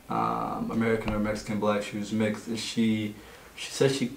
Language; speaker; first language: English; native; English